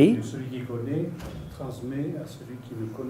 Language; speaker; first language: French; non-native, fluent; Spanish